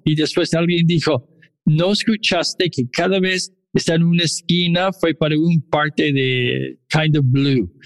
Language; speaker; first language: Spanish; non-native, fluent; English